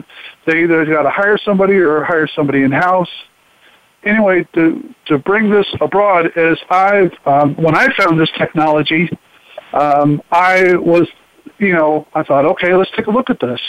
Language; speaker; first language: English; native; English